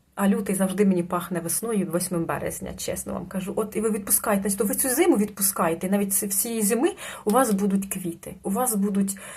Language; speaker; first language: Ukrainian; non-native, local second language; Russian